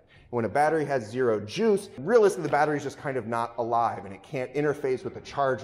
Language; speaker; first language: English; native; English